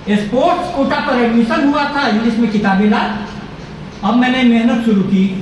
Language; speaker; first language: Hindi; non-native, local second language; Bhojpuri